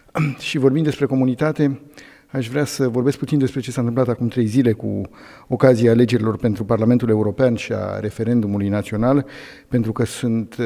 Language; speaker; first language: Romanian; native; Romanian